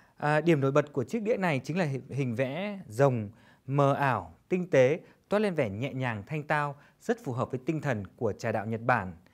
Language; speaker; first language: Vietnamese; native; Vietnamese